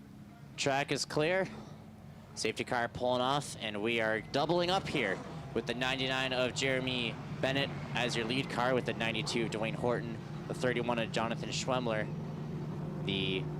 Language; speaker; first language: English; native; English